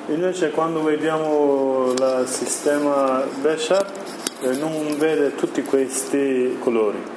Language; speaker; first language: Italian; non-native, learner; Kurdish